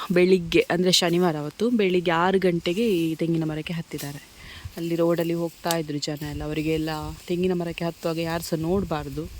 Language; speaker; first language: Kannada; non-native, local second language; Tulu